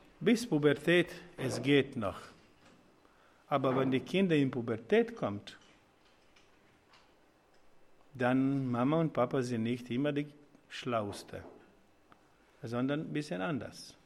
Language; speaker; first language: German; non-native, learner; Croatian